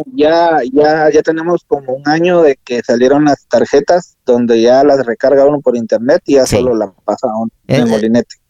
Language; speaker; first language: Spanish; native; Spanish